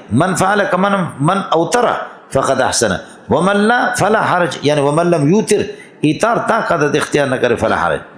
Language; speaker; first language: Urdu; non-native, local second language; Brahui